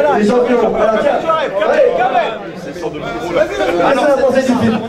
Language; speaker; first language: French; native; French